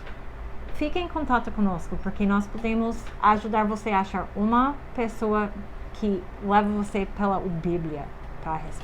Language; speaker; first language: Portuguese; non-native, fluent; English